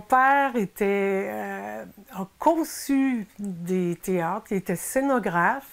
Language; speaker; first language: French; native; French